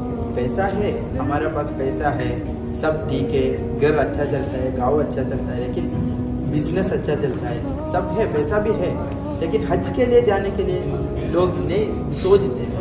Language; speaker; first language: Hindi; non-native, local second language; Malayalam